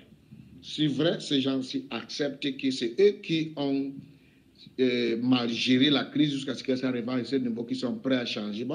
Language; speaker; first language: French; non-native, local second language; English